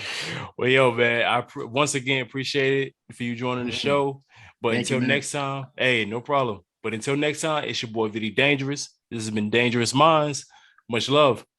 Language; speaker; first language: English; native; English